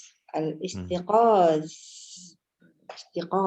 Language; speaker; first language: Arabic; non-native, learner; Malay